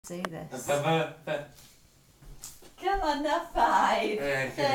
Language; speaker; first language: English; native; English